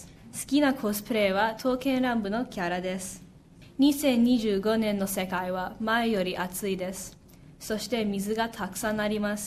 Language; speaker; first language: Japanese; non-native, learner; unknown